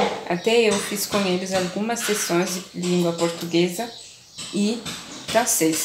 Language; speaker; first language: Portuguese; non-native, local second language; Kabuverdianu